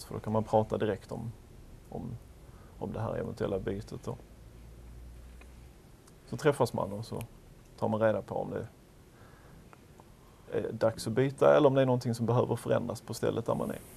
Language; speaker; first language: Swedish; native; Swedish